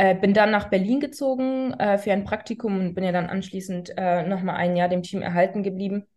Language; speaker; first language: German; early bilingual, other home language; Persian